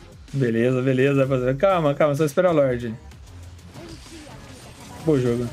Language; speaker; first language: Portuguese; native; Portuguese